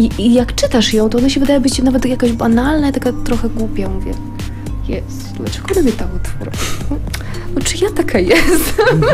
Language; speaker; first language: Polish; non-native, fluent; Russian